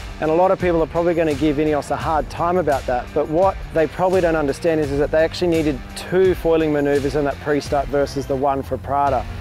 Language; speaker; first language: English; native; English